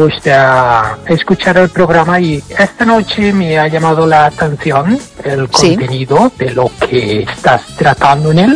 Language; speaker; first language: Spanish; non-native, fluent; English